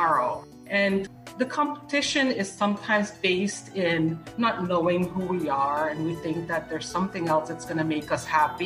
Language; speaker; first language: English; non-native, fluent; Dutch